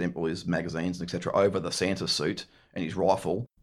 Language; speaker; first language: English; native; English